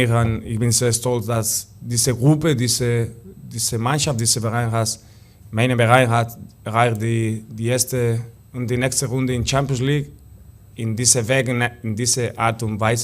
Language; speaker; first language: German; non-native, fluent; Spanish